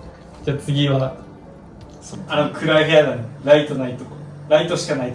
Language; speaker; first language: Japanese; native; Japanese